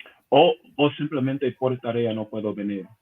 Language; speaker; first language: Spanish; non-native, learner; English